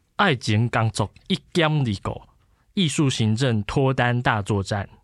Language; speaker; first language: Chinese; native; Chinese